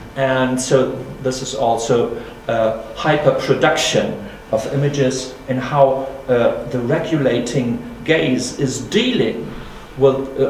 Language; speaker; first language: English; non-native, fluent; German